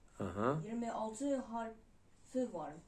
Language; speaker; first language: Turkish; non-native, learner; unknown